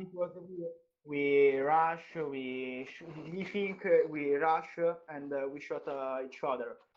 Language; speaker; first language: English; non-native, learner; Italian